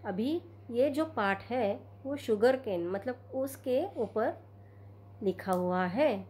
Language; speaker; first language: Hindi; non-native, local second language; Marathi